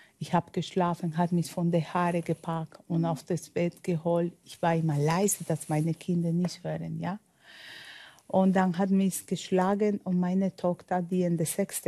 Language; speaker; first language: German; non-native, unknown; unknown